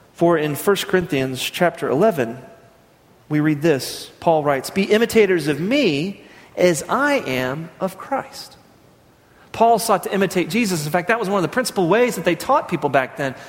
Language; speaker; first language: English; native; English